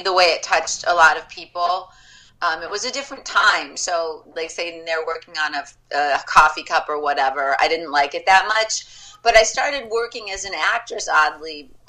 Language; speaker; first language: English; native; English